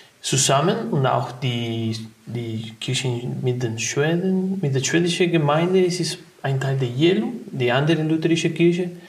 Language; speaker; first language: German; non-native, learner; Spanish